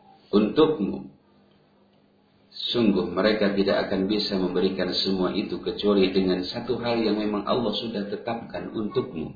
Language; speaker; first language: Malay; non-native, local second language; Sundanese